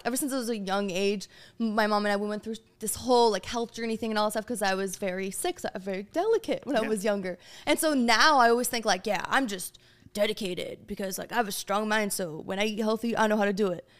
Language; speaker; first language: English; non-native, fluent; French